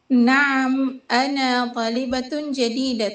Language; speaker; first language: Arabic; non-native, learner; Indonesian